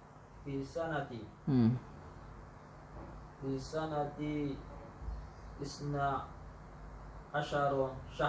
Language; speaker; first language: Arabic; non-native, learner; Indonesian